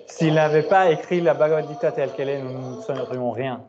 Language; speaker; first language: French; native; French